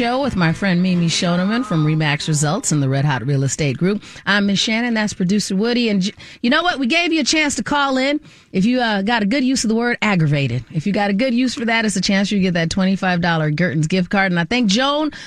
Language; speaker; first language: English; native; English